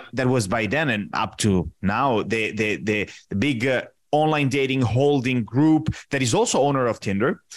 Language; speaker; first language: English; non-native, fluent; Italian